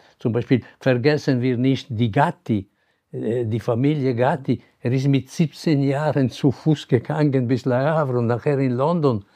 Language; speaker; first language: German; non-native, local second language; Italian